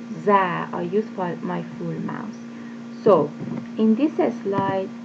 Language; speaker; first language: English; non-native, fluent; Persian